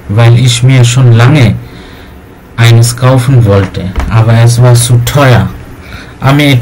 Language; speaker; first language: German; non-native, fluent; Bangla